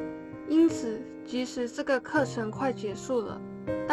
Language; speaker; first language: Chinese; non-native, learner; English